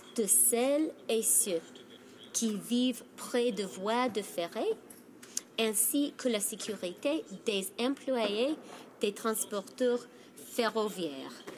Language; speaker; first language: French; non-native, fluent; English